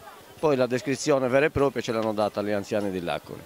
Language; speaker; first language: Italian; native; Italian